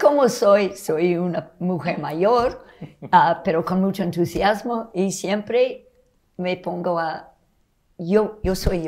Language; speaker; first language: Spanish; non-native, fluent; English